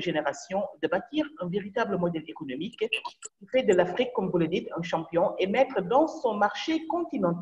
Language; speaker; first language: French; non-native, local second language; Wolof